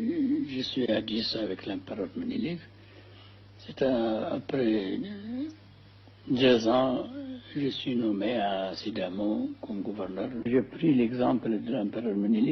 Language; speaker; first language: French; non-native, fluent; Amharic